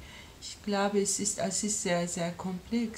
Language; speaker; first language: German; non-native, fluent; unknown